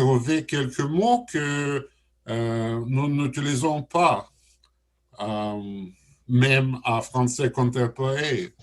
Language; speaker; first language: French; non-native, learner; Russian